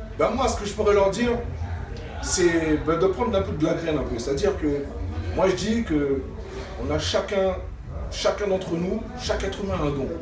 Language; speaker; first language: French; native; French